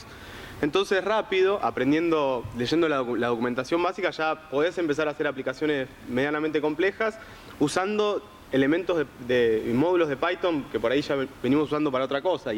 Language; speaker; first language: Spanish; native; Spanish